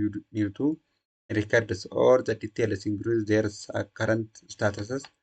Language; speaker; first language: English; non-native, local second language; Amharic